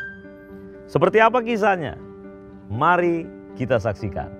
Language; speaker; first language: Indonesian; native; Indonesian